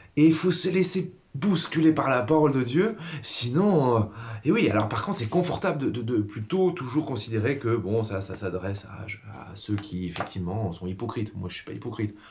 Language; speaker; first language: French; native; French